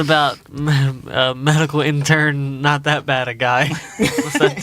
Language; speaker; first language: English; native; English